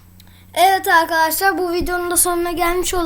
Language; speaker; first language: Turkish; native; Turkish